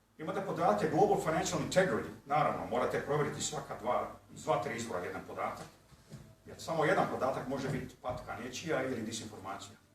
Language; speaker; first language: Bosnian; early bilingual, heritage; Croatian